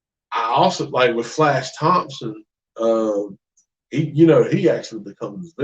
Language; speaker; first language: English; native; English